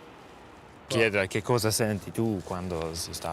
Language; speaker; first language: Italian; non-native, learner; English